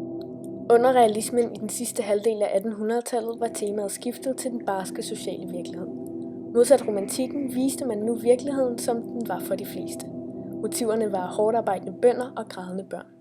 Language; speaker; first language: Danish; native; Danish